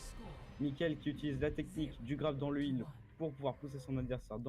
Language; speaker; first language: French; native; French